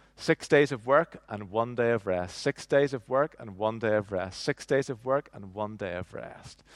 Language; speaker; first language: English; native; English